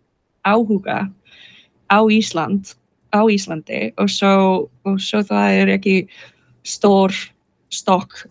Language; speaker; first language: Icelandic; non-native, fluent; English